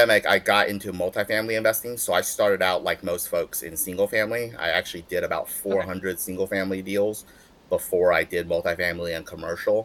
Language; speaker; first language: English; early bilingual, other home language; Chinese